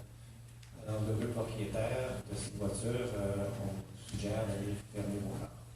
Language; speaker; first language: French; native; French